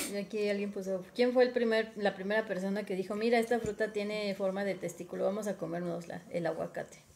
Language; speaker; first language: Spanish; native; Spanish